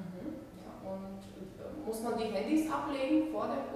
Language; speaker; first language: German; non-native, fluent; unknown